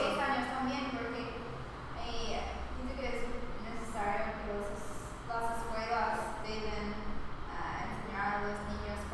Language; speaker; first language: Spanish; non-native, learner; English